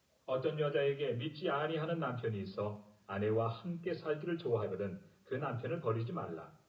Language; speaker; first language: Korean; native; Korean